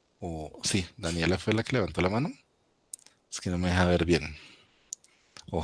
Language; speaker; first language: Spanish; native; Spanish